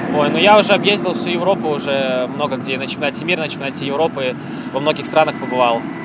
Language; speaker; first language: Russian; native; Russian